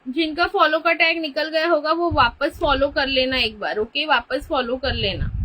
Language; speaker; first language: Hindi; non-native, local second language; Marathi